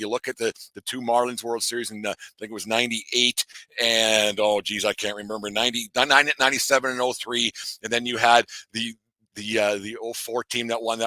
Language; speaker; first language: English; native; English